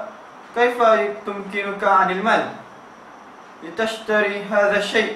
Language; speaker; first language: Arabic; non-native, learner; Malay